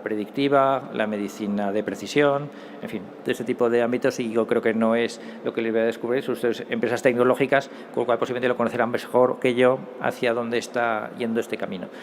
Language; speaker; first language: Spanish; native; Spanish